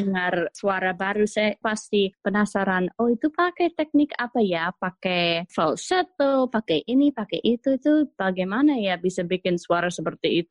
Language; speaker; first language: Indonesian; non-native, fluent; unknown